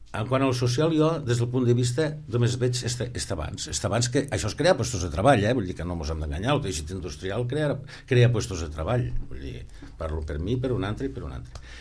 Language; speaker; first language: Catalan; native; Catalan